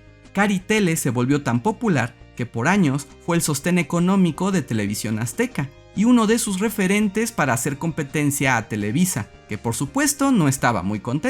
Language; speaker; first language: Spanish; native; Spanish